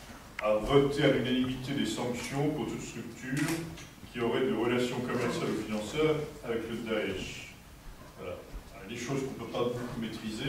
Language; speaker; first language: French; native; French